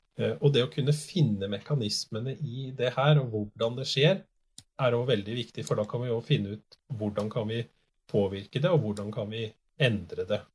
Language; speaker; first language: Norwegian; native; Norwegian